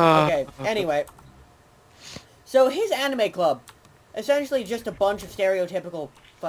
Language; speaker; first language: English; native; English